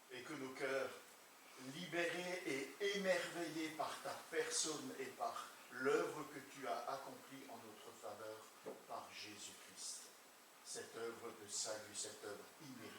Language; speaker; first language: French; native; French